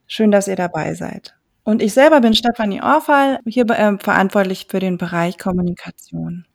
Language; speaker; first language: German; native; German